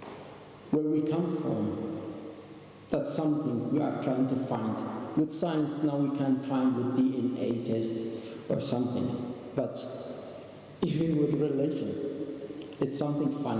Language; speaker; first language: English; non-native, learner; Arabic